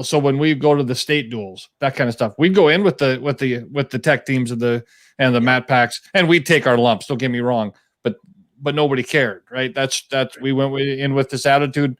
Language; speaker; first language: English; native; English